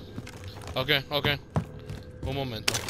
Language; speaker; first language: Spanish; early bilingual, heritage; English